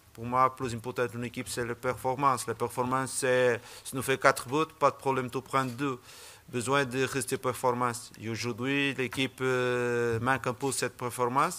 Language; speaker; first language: French; non-native, learner; Portuguese